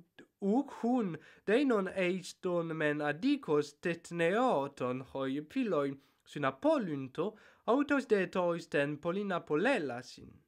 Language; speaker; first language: Greek; non-native, fluent; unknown